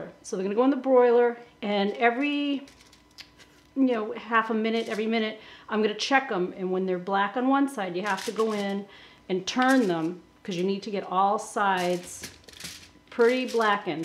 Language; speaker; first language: English; native; English